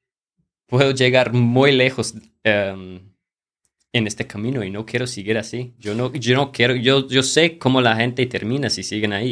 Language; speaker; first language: Spanish; non-native, fluent; English